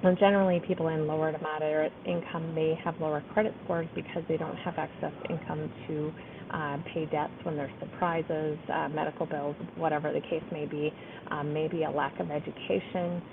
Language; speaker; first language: English; native; English